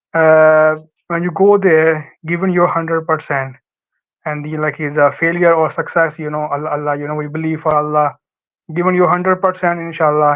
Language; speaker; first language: English; non-native, learner; Urdu